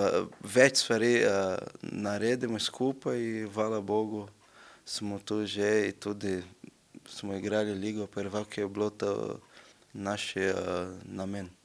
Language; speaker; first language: Slovenian; non-native, learner; Portuguese